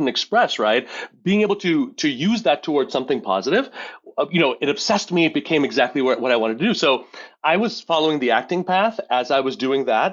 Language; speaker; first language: English; native; English